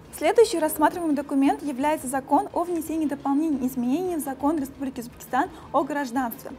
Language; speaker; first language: Russian; non-native, local second language; Uzbek